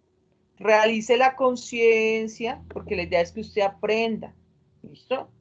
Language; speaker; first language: Spanish; native; Spanish